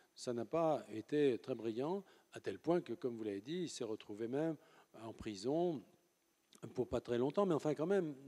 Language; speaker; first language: French; native; French